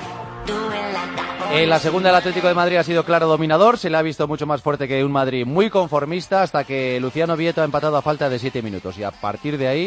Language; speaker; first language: Spanish; native; Spanish